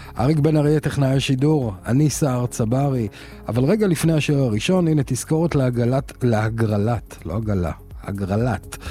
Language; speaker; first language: Hebrew; native; Hebrew